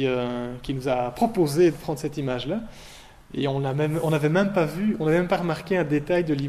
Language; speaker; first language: French; native; French